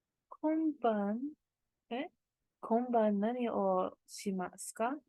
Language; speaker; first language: Japanese; non-native, learner; English